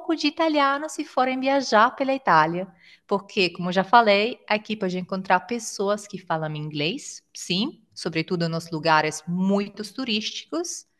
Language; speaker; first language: Portuguese; non-native, fluent; Italian